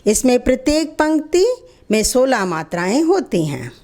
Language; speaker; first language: Hindi; non-native, local second language; Telugu